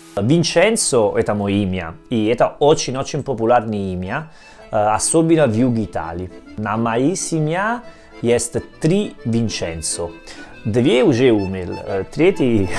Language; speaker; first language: Russian; non-native, learner; Italian